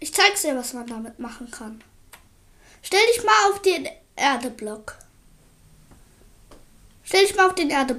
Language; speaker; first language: German; native; German